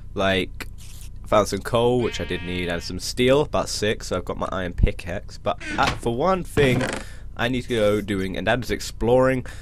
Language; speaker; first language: English; native; English